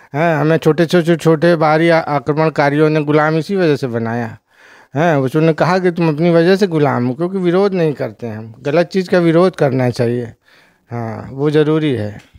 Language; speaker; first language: Hindi; native; Hindi